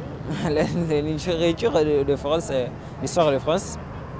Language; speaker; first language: French; non-native, learner; Swahili